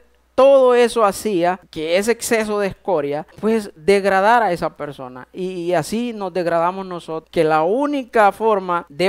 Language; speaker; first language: Spanish; native; Spanish